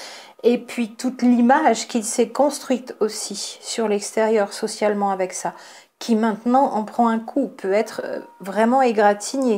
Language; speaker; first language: French; native; French